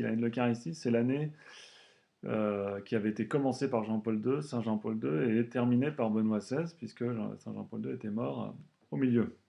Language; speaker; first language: French; native; French